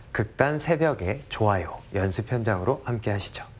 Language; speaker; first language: Korean; native; Korean